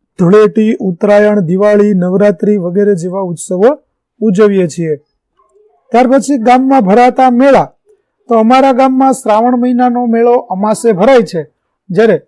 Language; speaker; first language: Gujarati; native; Gujarati